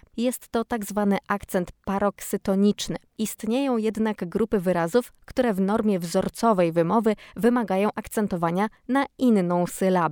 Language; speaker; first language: Polish; native; Polish